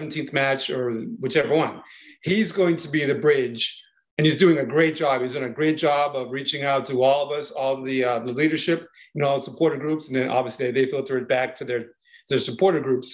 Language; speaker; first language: English; native; English